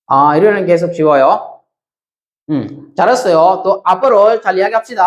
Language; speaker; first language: Korean; non-native, fluent; Sinhala